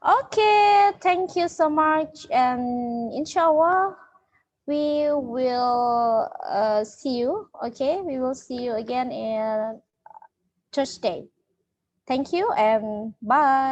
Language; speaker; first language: English; non-native, learner; Indonesian